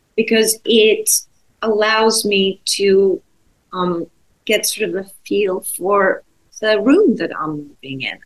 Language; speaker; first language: English; non-native, fluent; Czech